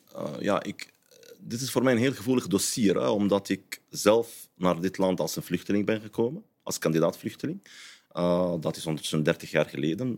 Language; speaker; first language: Dutch; non-native, fluent; Arabic